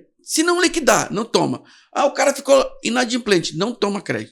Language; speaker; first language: Portuguese; native; Portuguese